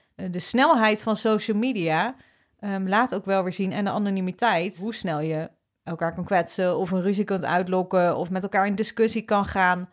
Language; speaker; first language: Dutch; native; Dutch